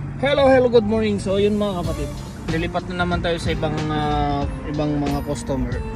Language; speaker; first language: Filipino; non-native, local second language; Maranao